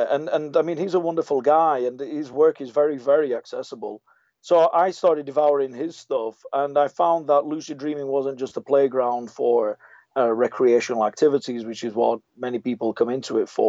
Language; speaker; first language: English; native; English